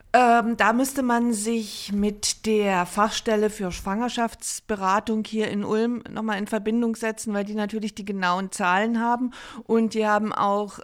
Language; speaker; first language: German; native; German